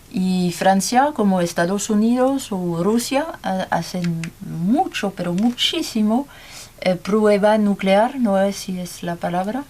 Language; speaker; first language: Spanish; non-native, learner; French